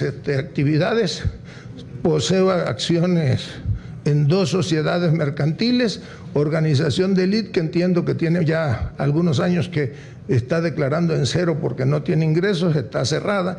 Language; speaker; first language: Spanish; native; Spanish